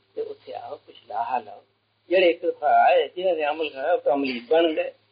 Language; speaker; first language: Punjabi; early bilingual, heritage; Punjabi